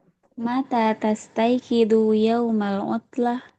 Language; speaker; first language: Arabic; non-native, learner; Indonesian